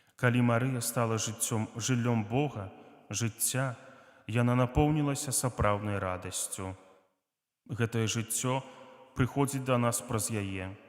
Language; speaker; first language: Belarusian; native; Belarusian